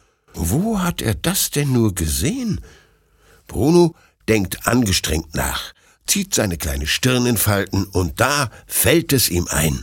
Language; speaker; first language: German; native; German